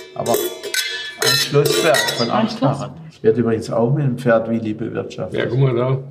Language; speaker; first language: German; native; German